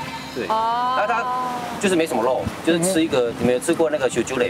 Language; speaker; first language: Chinese; native; Chinese